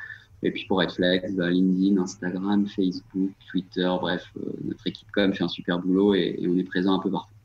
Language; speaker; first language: French; native; French